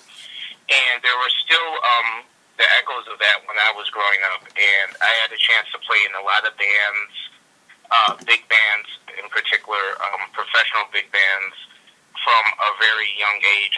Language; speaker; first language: English; native; English